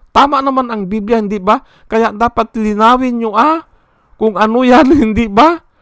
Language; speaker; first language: Filipino; native; Filipino